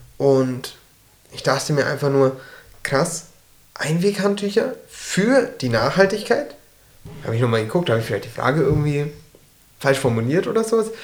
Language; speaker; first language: German; early bilingual, other home language; Turkish